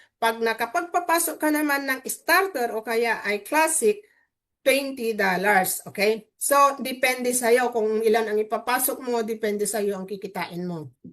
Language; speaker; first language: Filipino; native; Filipino